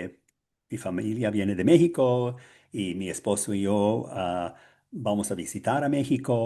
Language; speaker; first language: Spanish; non-native, learner; English